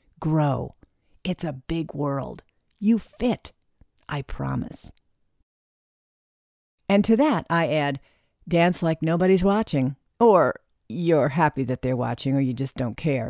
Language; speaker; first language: English; native; English